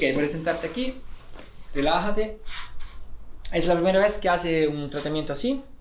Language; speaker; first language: Spanish; non-native, fluent; Italian